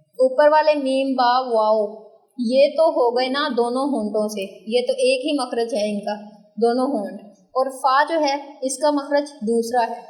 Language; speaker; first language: Urdu; native; Urdu